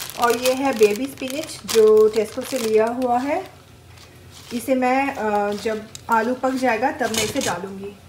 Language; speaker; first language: Hindi; non-native, local second language; Bangla